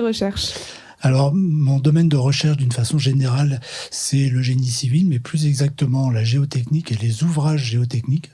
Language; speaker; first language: French; native; French